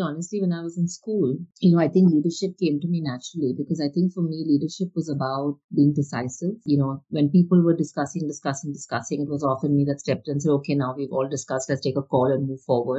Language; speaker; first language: English; non-native, local second language; Hindi